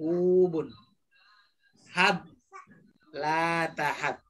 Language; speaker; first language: Arabic; non-native, fluent; Indonesian